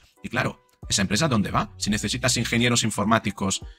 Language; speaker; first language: Spanish; native; Spanish